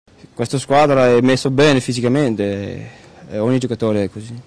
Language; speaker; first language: Italian; non-native, learner; Danish